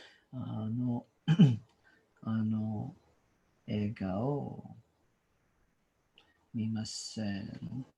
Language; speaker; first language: Japanese; non-native, learner; English